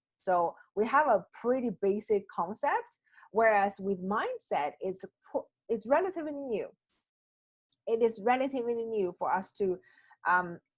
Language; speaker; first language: English; non-native, fluent; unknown